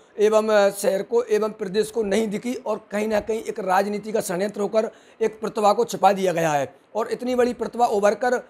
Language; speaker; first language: Hindi; native; Hindi